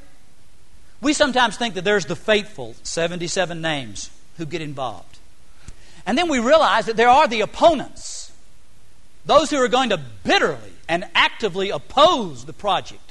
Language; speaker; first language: English; native; English